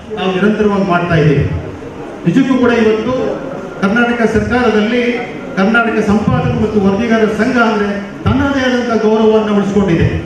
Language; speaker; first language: Kannada; native; Kannada